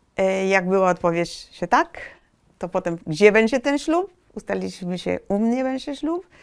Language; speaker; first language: Polish; non-native, fluent; Spanish